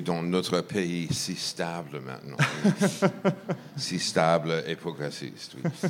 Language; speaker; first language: French; non-native, fluent; English